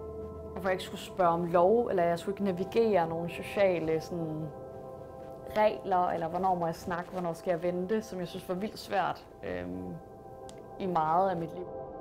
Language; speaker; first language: Danish; native; Danish